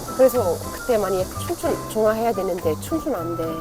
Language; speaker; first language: Korean; non-native, fluent; Arabic